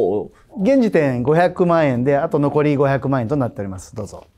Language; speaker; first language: Japanese; native; Japanese